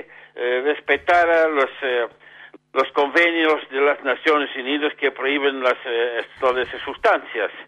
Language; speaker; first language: Spanish; non-native, fluent; Dutch